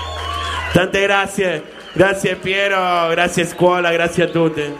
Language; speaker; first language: Italian; non-native, learner; Spanish